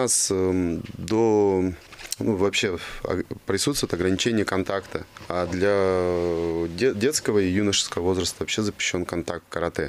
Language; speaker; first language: Russian; native; Russian